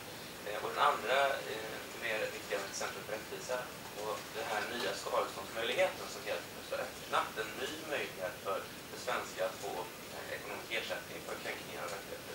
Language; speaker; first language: Swedish; native; Swedish